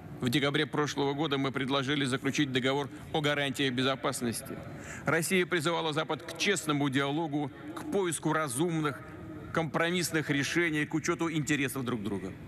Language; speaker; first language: Russian; native; Russian